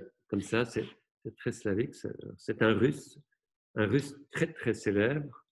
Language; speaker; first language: French; non-native, local second language; German